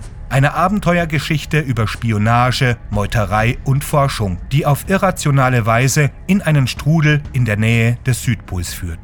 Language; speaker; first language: German; native; German